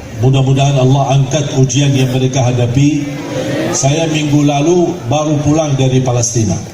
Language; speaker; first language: Malay; non-native, fluent; Arabic